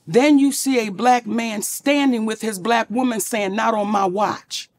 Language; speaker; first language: English; native; English